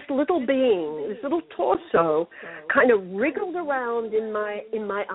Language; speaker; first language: English; native; English